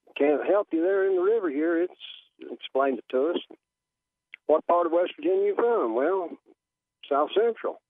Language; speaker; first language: English; native; English